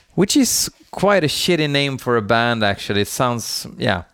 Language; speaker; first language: English; non-native, fluent; Swedish